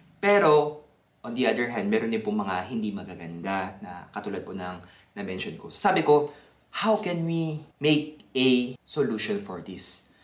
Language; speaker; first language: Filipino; early bilingual, other home language; Korean